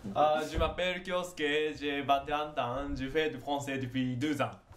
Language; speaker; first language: French; non-native, learner; Japanese